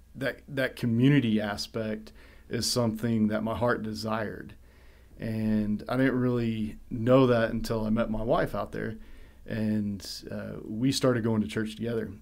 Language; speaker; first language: English; native; English